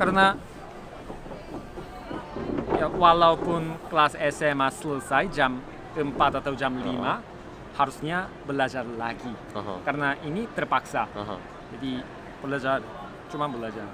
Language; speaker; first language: Indonesian; non-native, learner; Korean